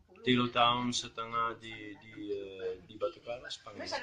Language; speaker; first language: Sundanese; non-native, learner; Dutch